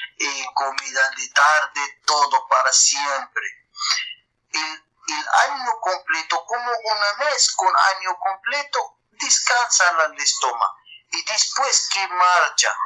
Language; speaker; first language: Spanish; non-native, learner; Arabic